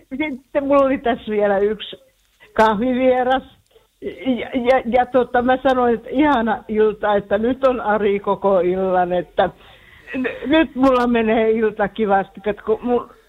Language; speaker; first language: Finnish; native; Finnish